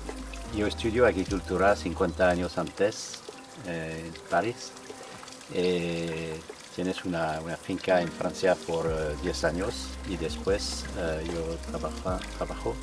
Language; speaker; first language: Spanish; non-native, learner; French